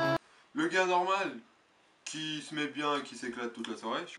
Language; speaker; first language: French; native; French